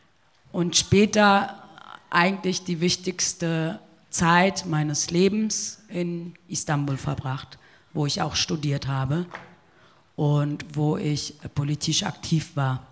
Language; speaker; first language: German; early bilingual, other home language; Turkish